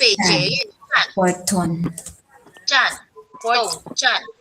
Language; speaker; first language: Chinese; non-native, fluent; Filipino